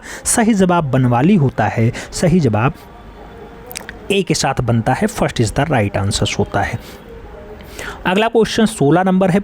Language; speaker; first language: Hindi; native; Hindi